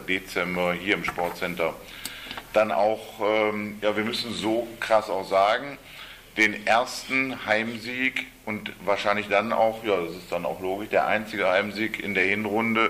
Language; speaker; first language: German; native; German